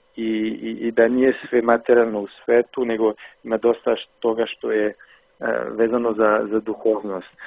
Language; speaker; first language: Serbian; non-native, fluent; French